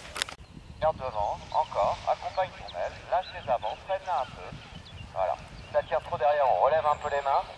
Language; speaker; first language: French; native; French